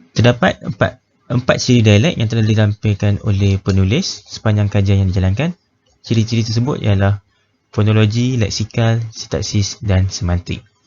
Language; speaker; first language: Malay; native; Malay